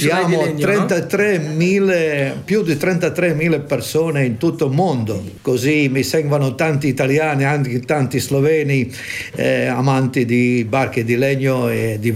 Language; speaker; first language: Italian; non-native, fluent; Croatian